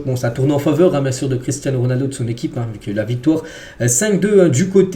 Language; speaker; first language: French; native; French